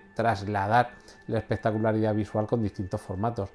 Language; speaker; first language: Spanish; native; Spanish